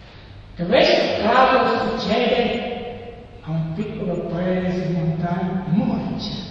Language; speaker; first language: Italian; non-native, learner; Serbian